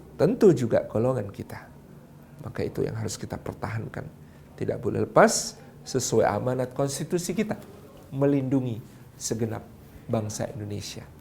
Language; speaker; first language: Indonesian; non-native, local second language; Javanese